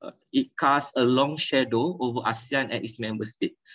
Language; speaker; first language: English; non-native, local second language; Malay